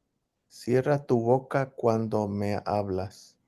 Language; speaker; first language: Spanish; early bilingual, heritage; English